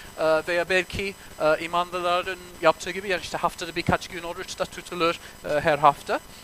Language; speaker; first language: Turkish; non-native, fluent; English